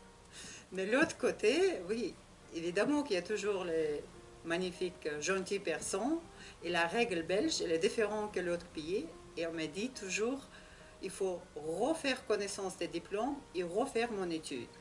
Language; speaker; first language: French; non-native, learner; Russian